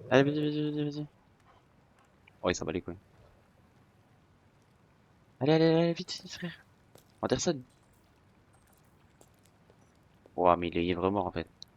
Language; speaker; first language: French; native; French